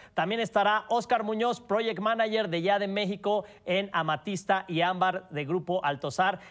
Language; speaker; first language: Spanish; native; Spanish